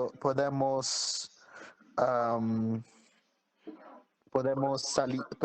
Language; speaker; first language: Spanish; non-native, learner; English